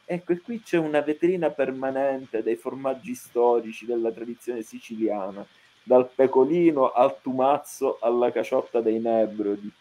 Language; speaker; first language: Italian; native; Italian